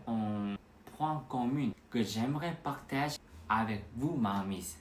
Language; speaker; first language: French; non-native, fluent; Korean